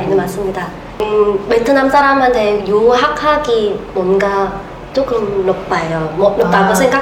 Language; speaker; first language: Korean; non-native, learner; Vietnamese